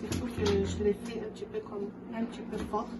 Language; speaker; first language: French; non-native, learner; Arabic